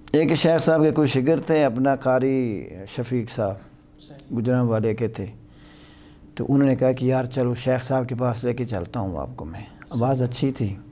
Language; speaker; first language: Urdu; non-native, local second language; Punjabi